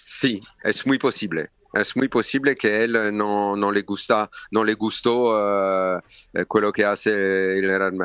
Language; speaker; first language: Spanish; non-native, learner; French